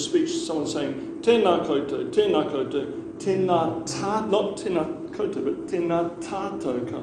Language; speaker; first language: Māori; non-native, local second language; English